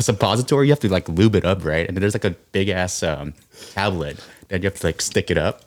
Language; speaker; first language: English; non-native, fluent; Korean